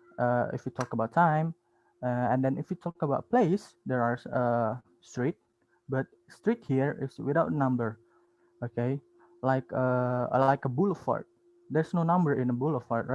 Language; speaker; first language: English; non-native, learner; Indonesian